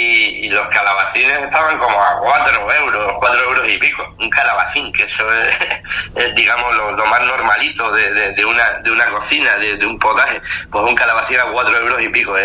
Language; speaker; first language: Spanish; native; Spanish